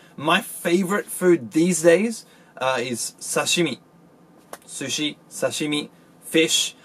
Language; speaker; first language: English; native; English